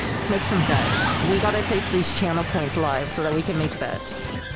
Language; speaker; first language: English; native; English